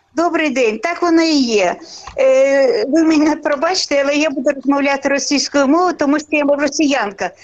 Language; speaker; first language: Ukrainian; non-native, local second language; Russian